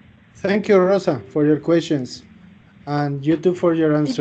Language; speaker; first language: English; non-native, fluent; Spanish